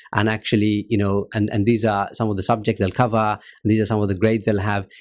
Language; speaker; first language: English; native; English